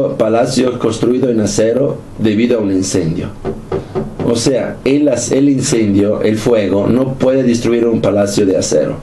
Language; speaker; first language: Spanish; non-native, fluent; Italian